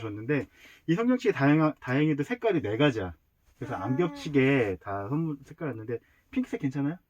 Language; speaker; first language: Korean; native; Korean